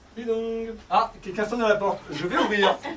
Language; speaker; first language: French; native; French